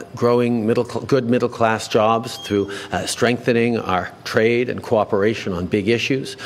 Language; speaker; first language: English; early bilingual, other home language; French